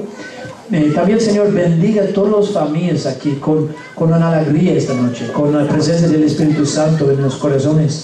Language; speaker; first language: Spanish; non-native, learner; English